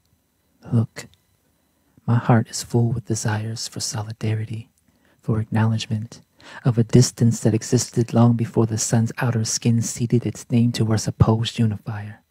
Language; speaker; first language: English; native; English